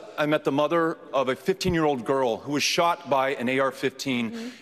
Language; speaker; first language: English; native; English